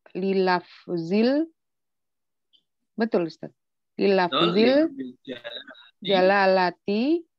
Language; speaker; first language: Indonesian; native; Indonesian